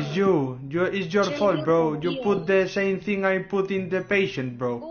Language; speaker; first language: English; non-native, learner; Romanian